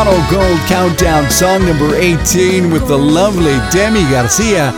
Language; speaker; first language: English; early bilingual, other home language; Spanish